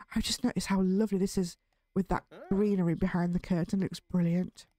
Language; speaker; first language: English; native; English